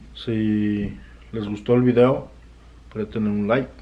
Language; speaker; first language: Spanish; early bilingual, heritage; Spanish